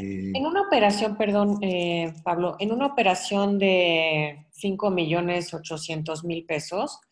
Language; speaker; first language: Spanish; native; Spanish